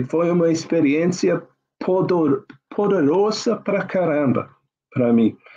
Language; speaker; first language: Portuguese; non-native, fluent; English